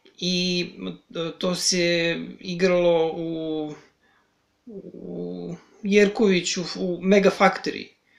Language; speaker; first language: Serbian; native; Serbian